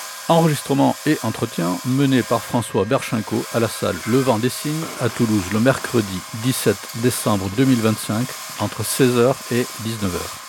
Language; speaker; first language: French; native; French